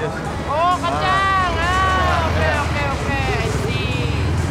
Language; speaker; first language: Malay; non-native, local second language; Indonesian